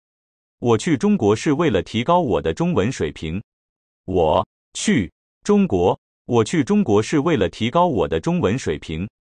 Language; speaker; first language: Chinese; non-native, learner; Japanese